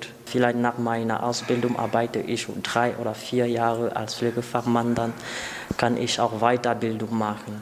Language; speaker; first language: German; non-native, learner; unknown